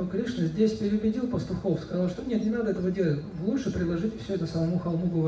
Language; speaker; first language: Russian; native; Russian